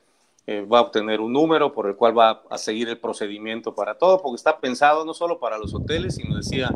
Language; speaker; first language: Spanish; native; Spanish